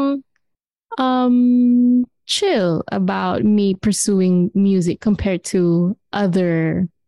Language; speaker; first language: English; non-native, local second language; Malay